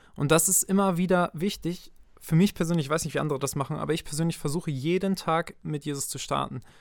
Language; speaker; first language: German; native; German